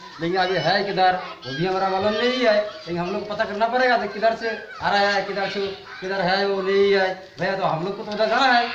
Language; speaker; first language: Hindi; non-native, local second language; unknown